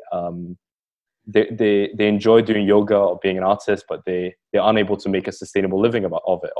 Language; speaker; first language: English; native; English